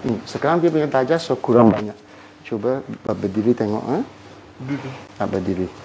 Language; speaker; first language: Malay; non-native, local second language; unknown